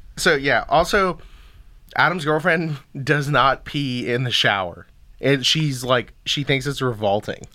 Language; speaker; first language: English; early bilingual, other home language; Filipino